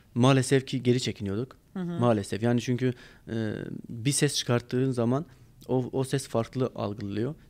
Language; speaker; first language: Turkish; non-native, local second language; Kurdish